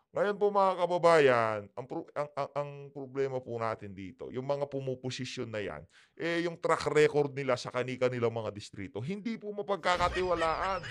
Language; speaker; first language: Filipino; native; Filipino